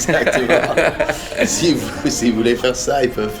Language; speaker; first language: French; early bilingual, heritage; English